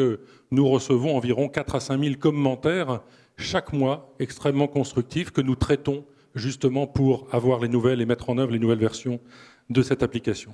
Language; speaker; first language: French; native; French